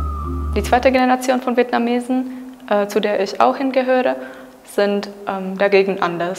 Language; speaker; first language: German; non-native, fluent; Czech